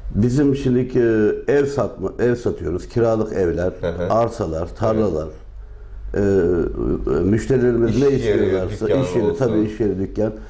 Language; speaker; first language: Turkish; native; Turkish